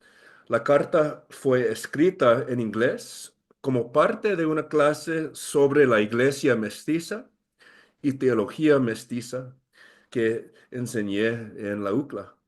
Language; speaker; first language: Spanish; early bilingual, heritage; English